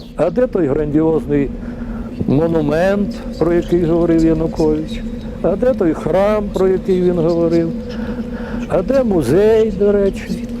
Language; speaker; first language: Ukrainian; non-native, fluent; Russian